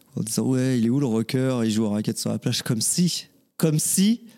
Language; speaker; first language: French; native; French